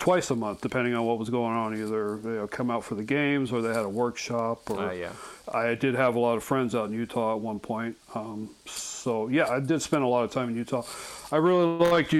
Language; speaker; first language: English; native; English